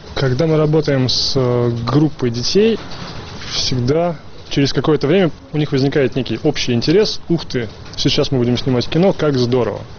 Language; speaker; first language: Russian; native; Russian